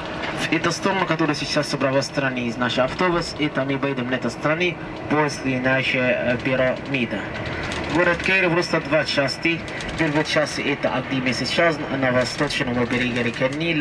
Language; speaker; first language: Russian; non-native, learner; Arabic